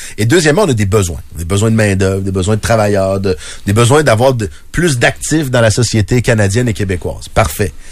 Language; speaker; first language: French; native; French